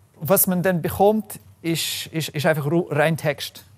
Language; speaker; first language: German; non-native, fluent; English